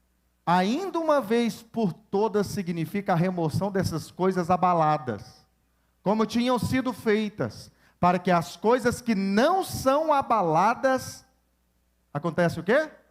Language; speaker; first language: Portuguese; native; Portuguese